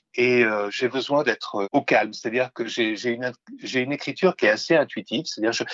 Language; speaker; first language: French; native; French